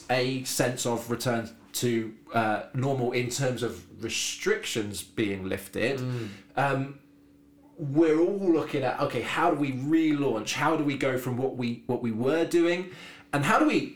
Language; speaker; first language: English; native; English